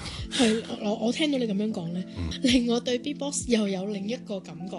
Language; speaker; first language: Cantonese; native; Cantonese